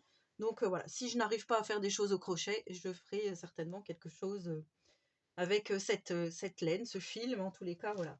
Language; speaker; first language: French; native; French